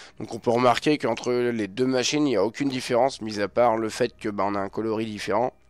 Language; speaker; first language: French; native; French